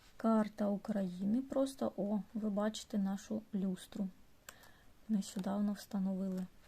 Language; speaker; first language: Ukrainian; non-native, local second language; Russian